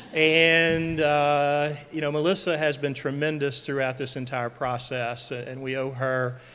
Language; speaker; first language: English; native; English